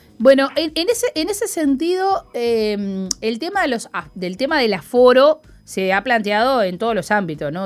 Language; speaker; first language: Spanish; native; Spanish